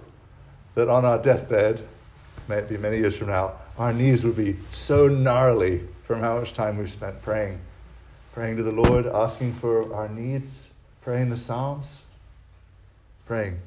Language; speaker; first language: English; native; English